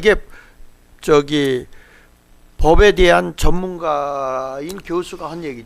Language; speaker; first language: Korean; native; Korean